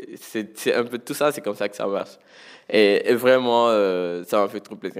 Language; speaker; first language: French; non-native, local second language; Wolof